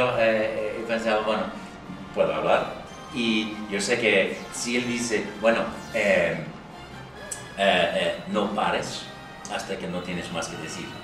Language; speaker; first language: Spanish; non-native, fluent; English